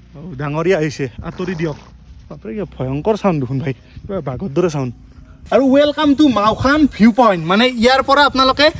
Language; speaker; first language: Assamese; native; Assamese